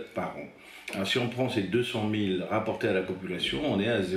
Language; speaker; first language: French; native; French